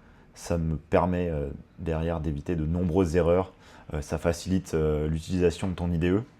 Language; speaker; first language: French; native; French